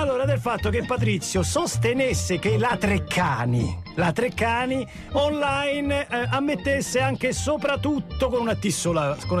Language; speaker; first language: Italian; native; Italian